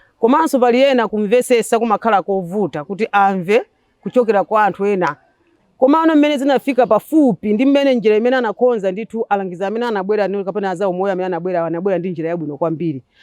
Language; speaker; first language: Nyanja; non-native, local second language; Yao